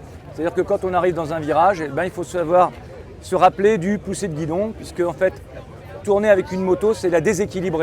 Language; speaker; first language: French; native; French